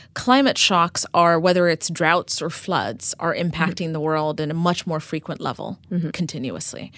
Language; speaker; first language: English; non-native, fluent; Amharic